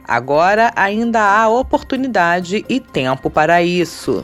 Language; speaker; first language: Portuguese; native; Portuguese